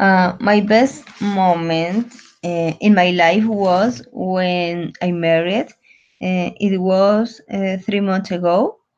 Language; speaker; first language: English; non-native, learner; Spanish